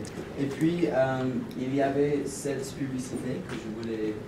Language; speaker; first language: French; non-native, learner; English